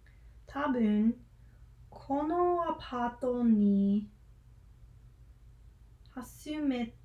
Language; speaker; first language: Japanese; non-native, learner; English